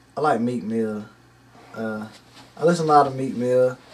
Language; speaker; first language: English; native; English